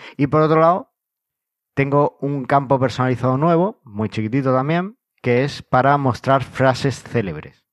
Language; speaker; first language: Spanish; native; Spanish